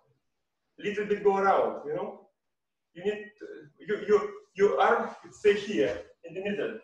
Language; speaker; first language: English; non-native, learner; Russian